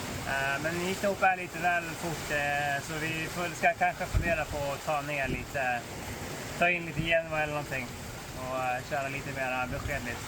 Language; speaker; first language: Swedish; native; Swedish